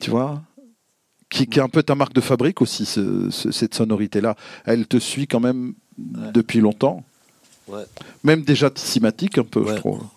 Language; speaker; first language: French; native; French